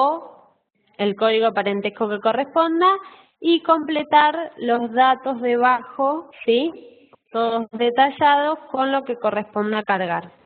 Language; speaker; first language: Spanish; native; Spanish